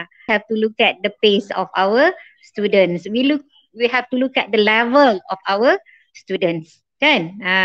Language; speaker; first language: English; non-native, local second language; Malay